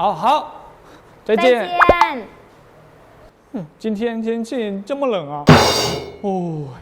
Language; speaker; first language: Chinese; non-native, learner; Thai